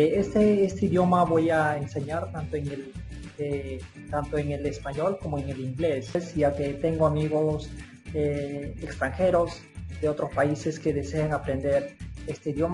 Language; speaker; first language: Spanish; non-native, local second language; Quechua